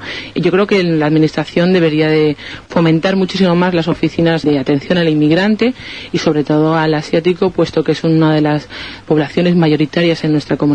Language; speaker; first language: Spanish; native; Spanish